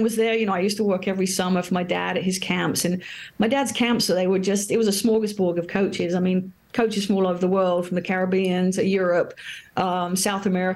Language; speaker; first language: English; native; English